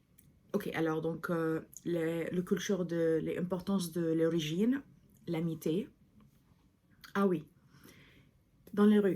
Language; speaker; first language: French; non-native, fluent; English